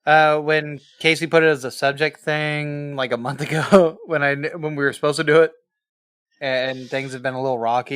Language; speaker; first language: English; native; English